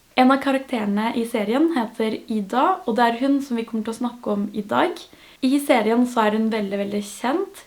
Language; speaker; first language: Norwegian; non-native, fluent; French